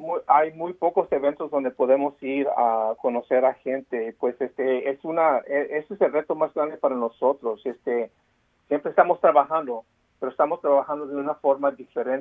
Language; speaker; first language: Spanish; early bilingual, heritage; Spanish